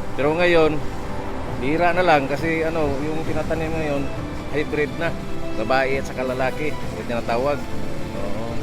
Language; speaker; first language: Filipino; non-native, local second language; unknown